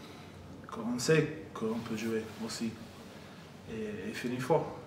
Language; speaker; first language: French; non-native, fluent; English